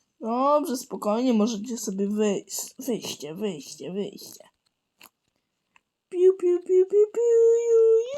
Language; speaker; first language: Polish; native; Polish